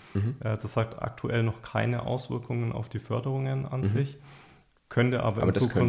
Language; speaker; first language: German; native; German